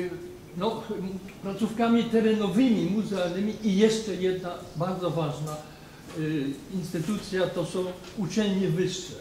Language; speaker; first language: Polish; native; Polish